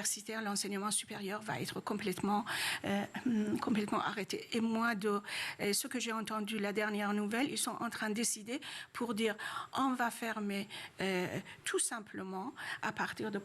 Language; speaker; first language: French; non-native, fluent; Persian